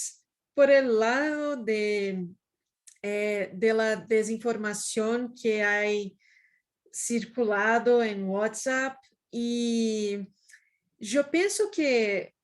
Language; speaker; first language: Spanish; non-native, fluent; Portuguese